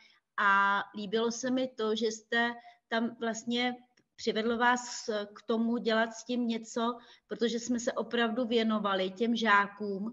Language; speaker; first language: Czech; native; Czech